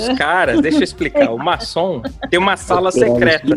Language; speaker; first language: Portuguese; native; Portuguese